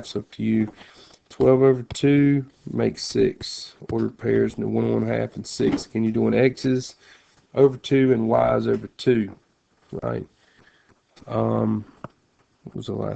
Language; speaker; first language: English; native; English